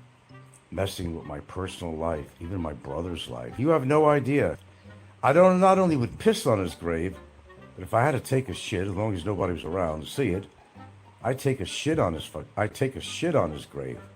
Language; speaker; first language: English; native; English